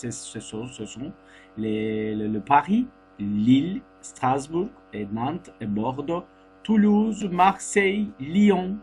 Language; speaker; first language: French; non-native, fluent; Turkish